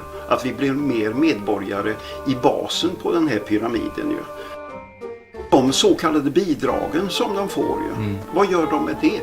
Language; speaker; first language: Swedish; native; Swedish